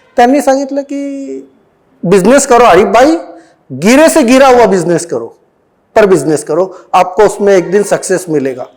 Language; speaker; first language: Hindi; non-native, local second language; Marathi